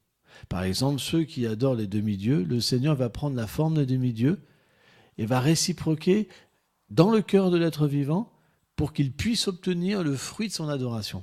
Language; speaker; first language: French; native; French